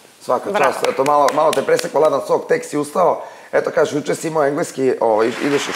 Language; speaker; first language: Serbian; native; Serbian